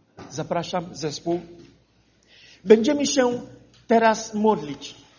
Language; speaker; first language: Polish; non-native, fluent; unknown